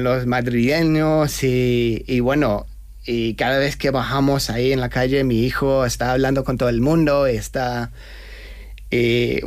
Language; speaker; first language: Spanish; non-native, fluent; English